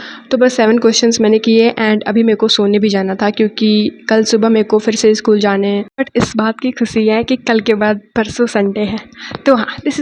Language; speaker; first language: Hindi; native; Hindi